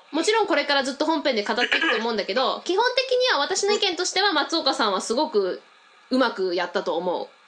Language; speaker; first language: Japanese; early bilingual, heritage; Japanese